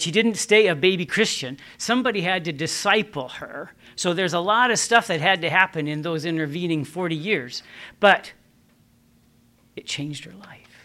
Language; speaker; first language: English; native; English